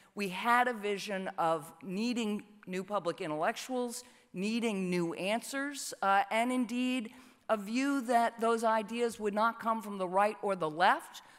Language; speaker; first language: English; native; English